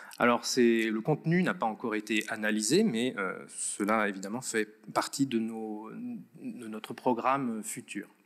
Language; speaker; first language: French; native; French